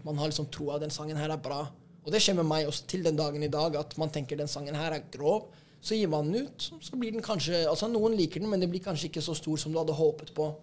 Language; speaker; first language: Norwegian; native; Norwegian